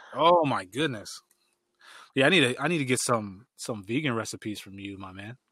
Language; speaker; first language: English; early bilingual, other home language; Filipino